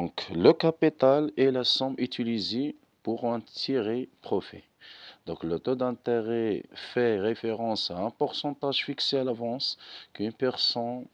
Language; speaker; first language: French; non-native, local second language; Arabic